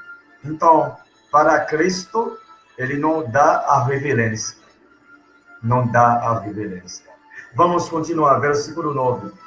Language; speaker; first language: Portuguese; non-native, learner; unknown